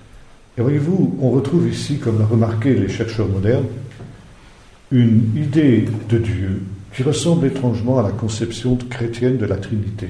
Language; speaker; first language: French; native; French